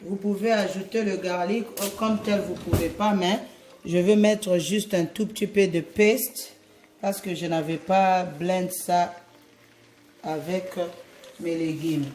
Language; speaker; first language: French; non-native, local second language; Lingala